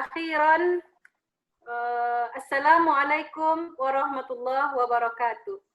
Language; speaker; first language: Arabic; non-native, fluent; Indonesian